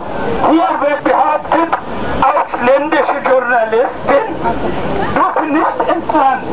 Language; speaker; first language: German; non-native, fluent; Arabic